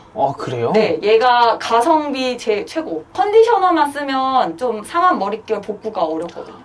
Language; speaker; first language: Korean; native; Korean